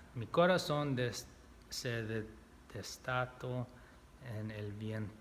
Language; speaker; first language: Spanish; non-native, learner; English